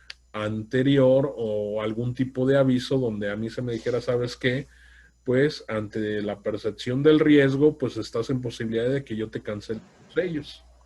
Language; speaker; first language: Spanish; native; Spanish